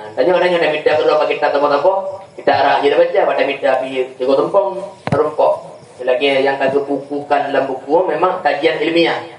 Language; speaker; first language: Malay; non-native, local second language; Achinese